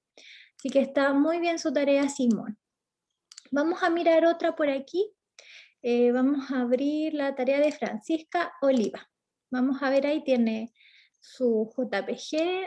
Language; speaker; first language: Spanish; native; Spanish